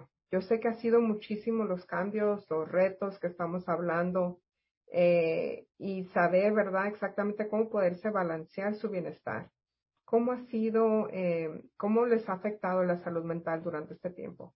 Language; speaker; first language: Spanish; native; Spanish